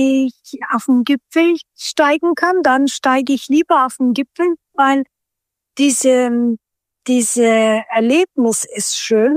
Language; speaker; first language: German; early bilingual, other home language; Turkish